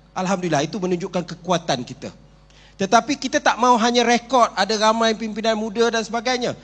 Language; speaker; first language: Malay; native; Malay